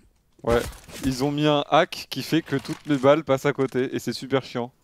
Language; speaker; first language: French; native; French